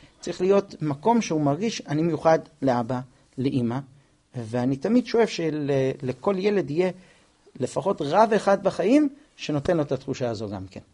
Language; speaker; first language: Hebrew; non-native, fluent; English